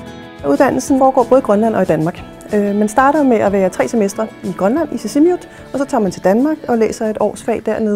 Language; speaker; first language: Danish; native; Danish